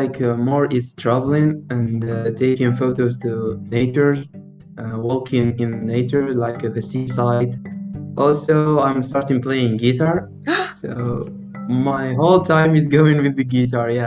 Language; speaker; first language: English; non-native, learner; Arabic